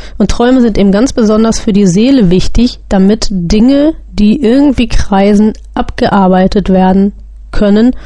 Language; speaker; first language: German; native; German